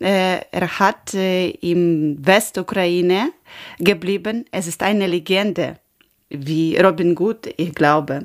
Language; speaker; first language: German; non-native, learner; Ukrainian